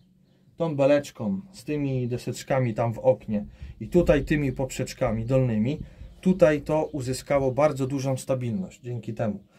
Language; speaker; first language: Polish; native; Polish